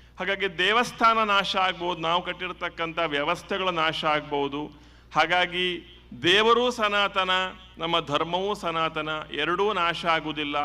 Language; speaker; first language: Kannada; native; Kannada